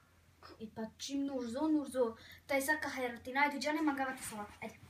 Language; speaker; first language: German; non-native, learner; Romany